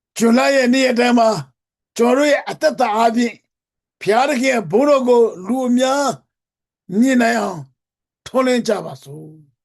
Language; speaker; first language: Burmese; non-native, local second language; Hakha Chin